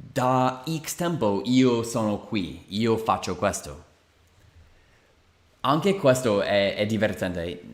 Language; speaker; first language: Italian; non-native, fluent; English